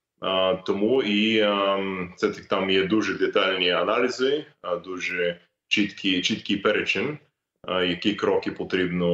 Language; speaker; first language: Ukrainian; non-native, fluent; English